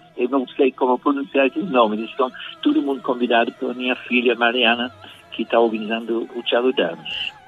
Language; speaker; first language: Portuguese; non-native, fluent; English